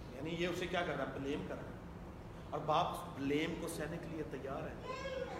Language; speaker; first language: Urdu; non-native, local second language; Punjabi